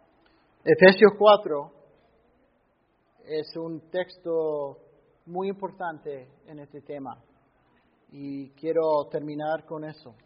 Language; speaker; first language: Spanish; non-native, fluent; English